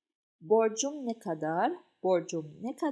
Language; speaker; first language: Turkish; non-native, fluent; Arabic